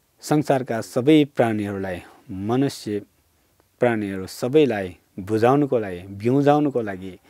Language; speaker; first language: Nepali; non-native, local second language; Newari